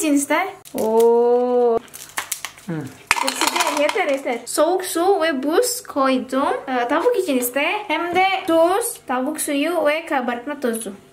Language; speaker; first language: Turkish; non-native, learner; Indonesian